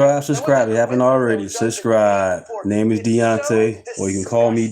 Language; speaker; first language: English; native; English